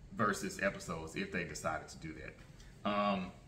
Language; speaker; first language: English; native; English